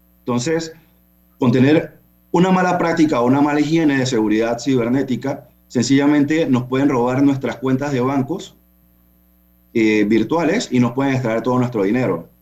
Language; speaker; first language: Spanish; native; Spanish